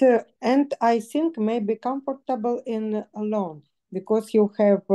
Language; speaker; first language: English; non-native, learner; Russian